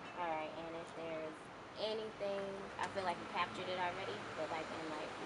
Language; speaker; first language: English; native; English